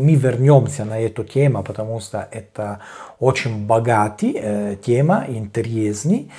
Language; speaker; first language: Russian; non-native, learner; Italian